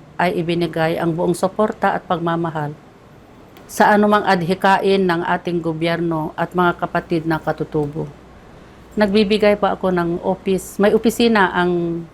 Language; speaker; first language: Filipino; non-native, local second language; Iloko